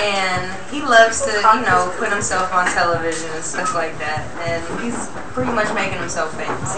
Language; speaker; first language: English; native; English